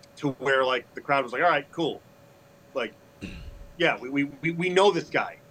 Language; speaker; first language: English; native; English